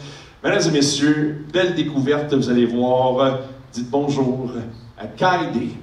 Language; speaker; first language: French; native; French